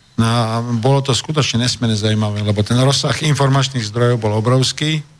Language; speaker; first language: Slovak; native; Slovak